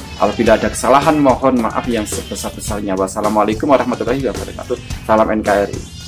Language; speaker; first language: Indonesian; native; Indonesian